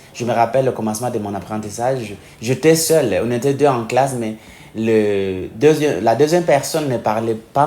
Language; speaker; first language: French; non-native, fluent; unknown